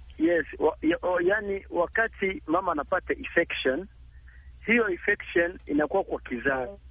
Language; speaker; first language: Swahili; native; Swahili